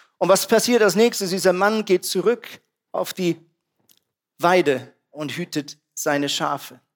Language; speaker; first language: German; native; German